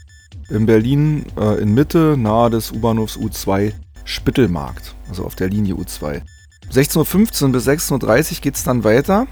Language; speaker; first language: German; native; German